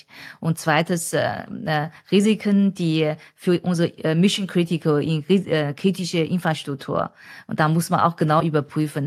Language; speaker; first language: German; non-native, fluent; Chinese